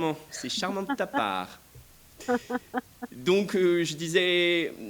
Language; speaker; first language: French; native; French